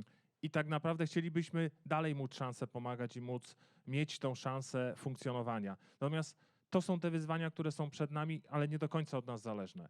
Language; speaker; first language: Polish; native; Polish